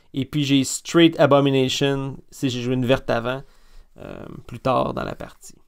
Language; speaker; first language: French; native; French